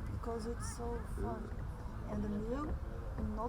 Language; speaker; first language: English; non-native, learner; Portuguese